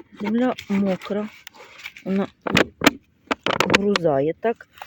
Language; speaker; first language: Ukrainian; native; Ukrainian